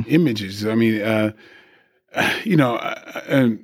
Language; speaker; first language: English; native; English